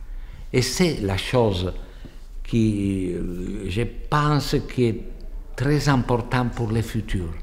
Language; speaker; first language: French; non-native, fluent; Italian